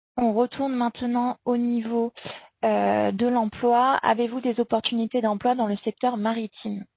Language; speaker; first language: French; native; French